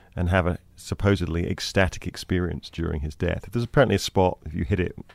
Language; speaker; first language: English; native; English